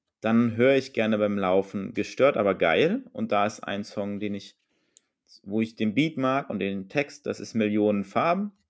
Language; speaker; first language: German; native; German